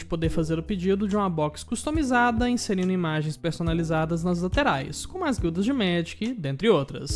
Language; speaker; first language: Portuguese; native; Portuguese